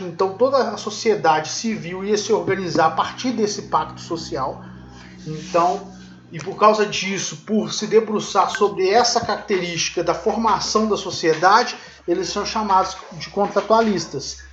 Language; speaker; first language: Portuguese; native; Portuguese